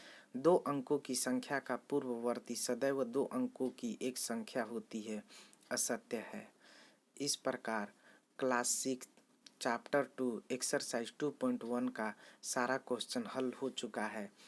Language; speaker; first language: Hindi; native; Hindi